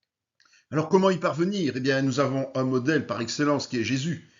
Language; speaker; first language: French; native; French